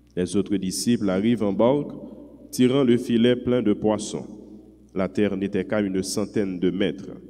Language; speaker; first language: French; non-native, local second language; Haitian Creole